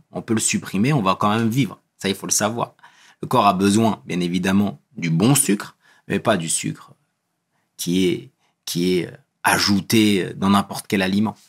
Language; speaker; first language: French; early bilingual, other home language; Kabyle